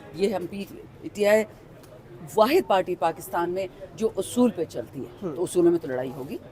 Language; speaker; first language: Urdu; non-native, local second language; Pashto